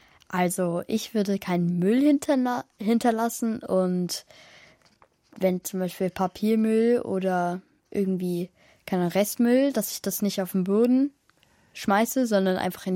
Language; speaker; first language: German; early bilingual, other home language; Kurdish